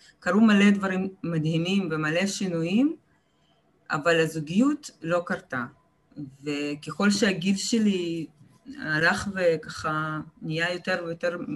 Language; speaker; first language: Hebrew; early bilingual, other home language; Russian